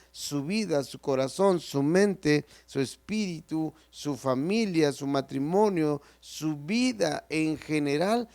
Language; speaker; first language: Spanish; native; Spanish